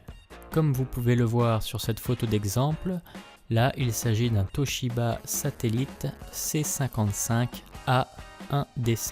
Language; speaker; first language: French; native; French